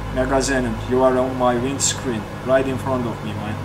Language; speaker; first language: English; non-native, fluent; Turkish